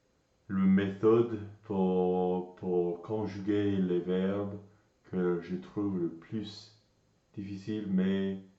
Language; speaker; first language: French; non-native, learner; English